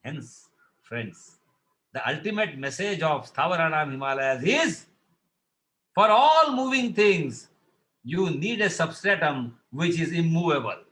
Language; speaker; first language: English; non-native, local second language; Marathi